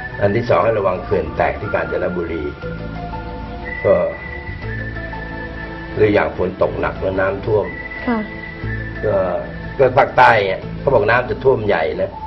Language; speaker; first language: Thai; native; Thai